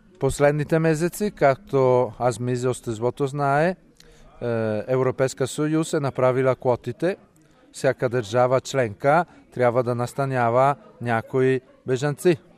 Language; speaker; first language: Bulgarian; non-native, fluent; Italian